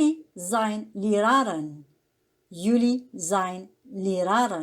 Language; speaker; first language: Dutch; non-native, learner; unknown